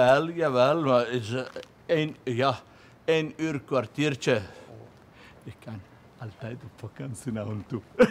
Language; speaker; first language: Dutch; non-native, learner; Arabic